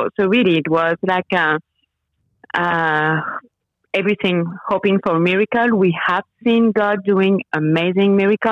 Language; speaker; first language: English; non-native, fluent; French